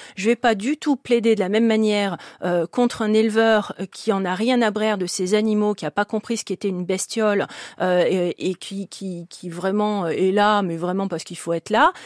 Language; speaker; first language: French; native; French